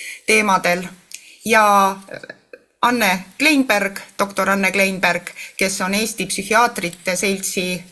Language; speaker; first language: Estonian; native; Estonian